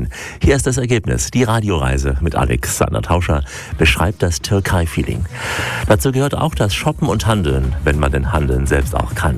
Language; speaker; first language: German; native; German